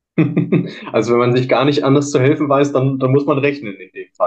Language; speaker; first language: German; native; German